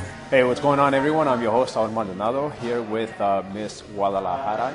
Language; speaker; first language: English; early bilingual, other home language; Spanish